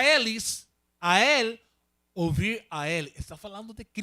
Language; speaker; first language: Portuguese; non-native, learner; Spanish